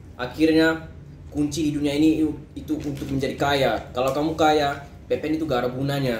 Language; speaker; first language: Indonesian; early bilingual, other home language; Dutch